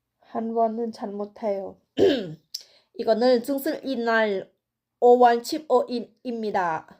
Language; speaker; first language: Korean; non-native, learner; Thai